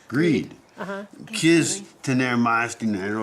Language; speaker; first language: Spanish; non-native, learner; English